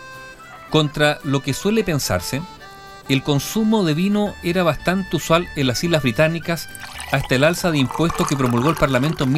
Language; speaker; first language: Spanish; native; Spanish